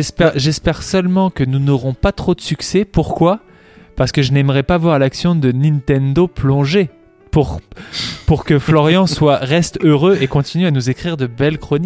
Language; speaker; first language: French; native; French